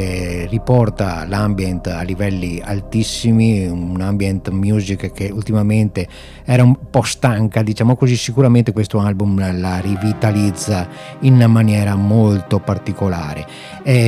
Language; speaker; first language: Italian; native; Italian